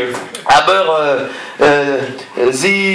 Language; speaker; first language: German; non-native, learner; English